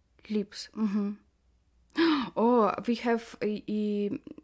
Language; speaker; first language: English; non-native, learner; Russian